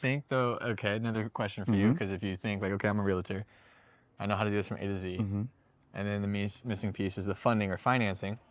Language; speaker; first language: English; native; English